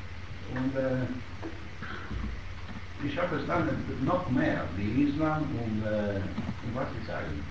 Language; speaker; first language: German; non-native, learner; Italian